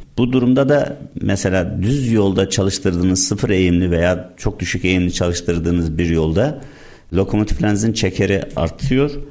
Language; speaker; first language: Turkish; native; Turkish